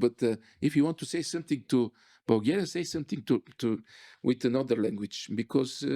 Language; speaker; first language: English; non-native, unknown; Bulgarian